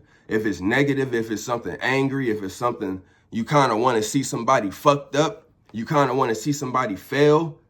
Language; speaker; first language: English; native; English